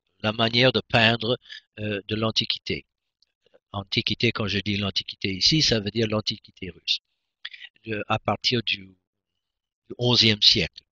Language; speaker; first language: French; non-native, fluent; English